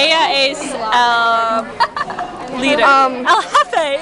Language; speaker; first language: Spanish; non-native, learner; English